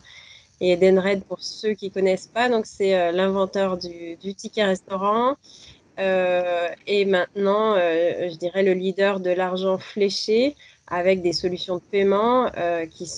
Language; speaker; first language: French; native; French